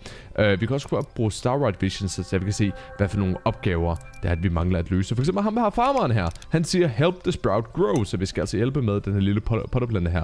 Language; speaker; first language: Danish; native; Danish